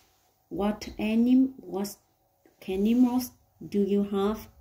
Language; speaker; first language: English; non-native, learner; Vietnamese